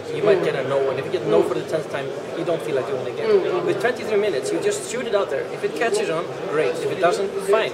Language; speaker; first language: English; non-native, fluent; Icelandic